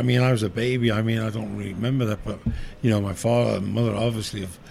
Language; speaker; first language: English; native; English